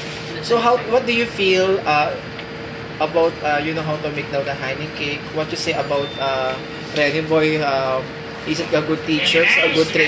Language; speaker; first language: English; non-native, local second language; Filipino